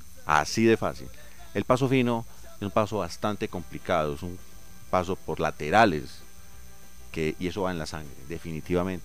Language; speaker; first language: Spanish; native; Spanish